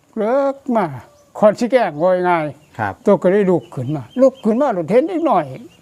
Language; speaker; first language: Thai; native; Thai